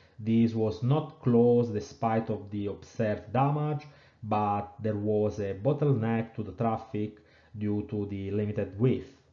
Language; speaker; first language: English; non-native, fluent; Italian